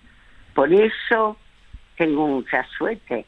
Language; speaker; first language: Spanish; early bilingual, other home language; French